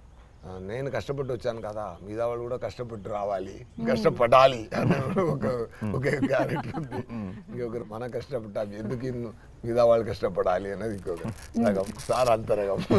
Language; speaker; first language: Telugu; non-native, fluent; Tamil